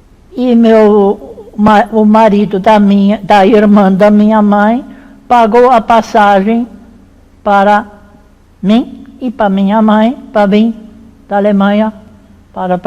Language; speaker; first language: Portuguese; early bilingual, other home language; German